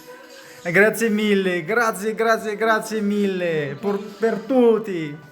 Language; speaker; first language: Italian; non-native, learner; French